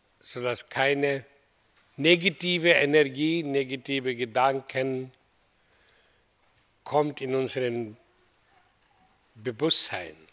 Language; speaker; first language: German; non-native, fluent; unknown